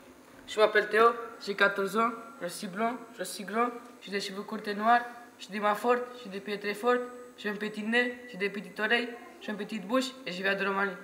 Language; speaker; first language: French; non-native, learner; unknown